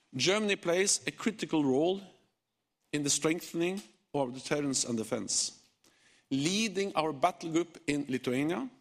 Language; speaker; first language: English; non-native, fluent; Norwegian